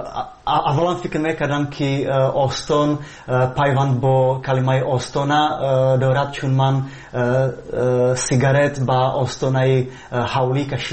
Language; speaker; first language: Persian; non-native, learner; Czech